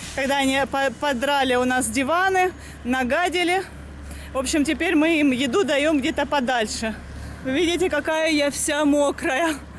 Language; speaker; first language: Russian; native; Russian